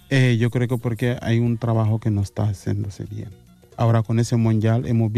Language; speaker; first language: Spanish; non-native, fluent; Mandingo